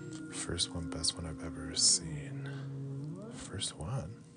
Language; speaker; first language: English; native; English